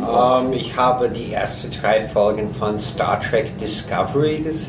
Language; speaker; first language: German; non-native, fluent; English